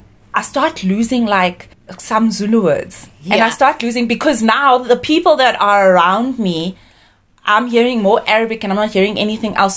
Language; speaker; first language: English; native; English